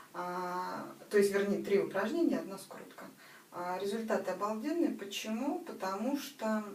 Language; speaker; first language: Russian; native; Russian